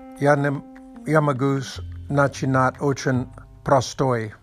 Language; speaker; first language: Russian; non-native, learner; English